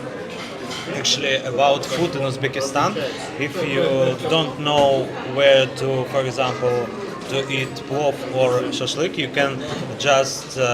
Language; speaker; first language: English; non-native, learner; Russian